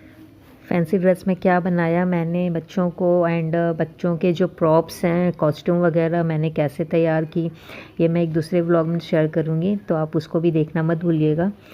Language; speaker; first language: Hindi; native; Hindi